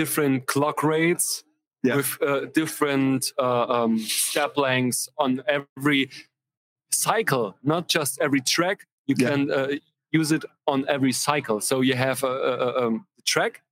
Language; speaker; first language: English; non-native, fluent; German